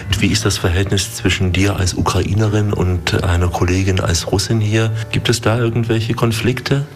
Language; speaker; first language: German; native; German